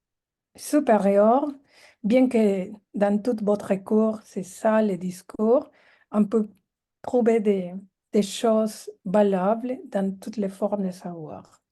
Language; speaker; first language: French; non-native, fluent; Spanish